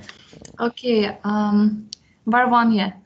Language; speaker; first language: Dutch; non-native, learner; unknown